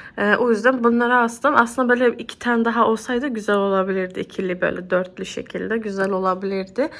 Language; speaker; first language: Turkish; early bilingual, heritage; Turkish